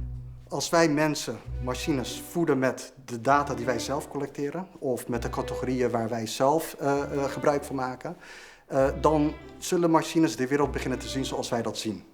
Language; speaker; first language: Dutch; native; Dutch